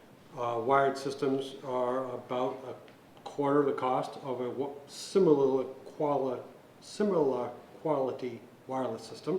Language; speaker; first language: English; native; English